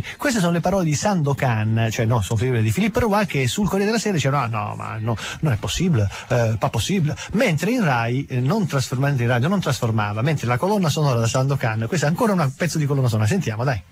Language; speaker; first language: Italian; native; Italian